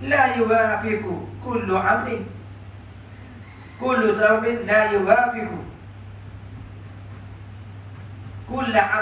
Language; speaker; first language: Arabic; non-native, fluent; Malay